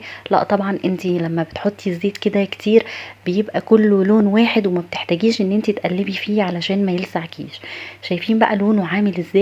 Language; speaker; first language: Arabic; native; Arabic